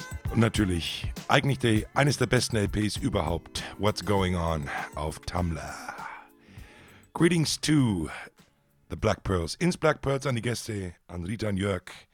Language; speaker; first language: German; native; German